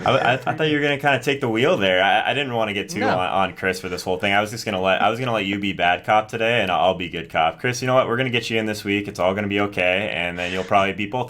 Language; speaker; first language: English; native; English